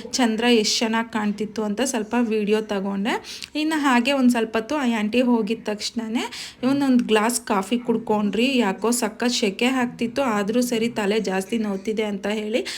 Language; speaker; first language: Kannada; native; Kannada